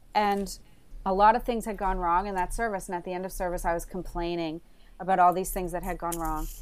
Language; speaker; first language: English; native; English